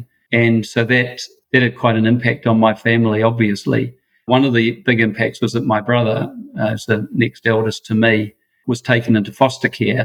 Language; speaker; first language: English; native; English